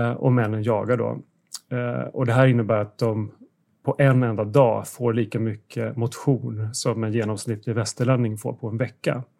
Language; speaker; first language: Swedish; native; Swedish